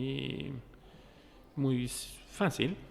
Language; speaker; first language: Spanish; non-native, fluent; Norwegian